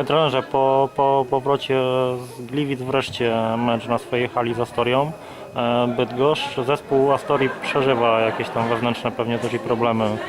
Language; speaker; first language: Polish; native; Polish